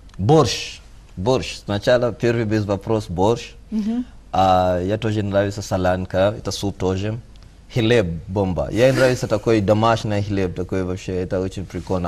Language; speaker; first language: Russian; non-native, learner; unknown